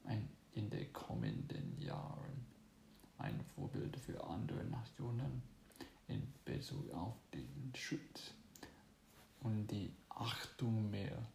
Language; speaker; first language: German; non-native, fluent; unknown